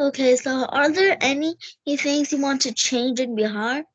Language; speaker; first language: English; non-native, learner; Hindi